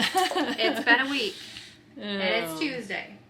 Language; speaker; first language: English; native; English